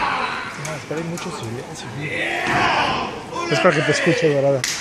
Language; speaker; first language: Spanish; native; Spanish